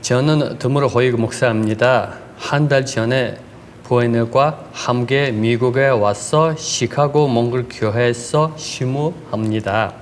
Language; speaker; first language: Korean; non-native, learner; Mongolian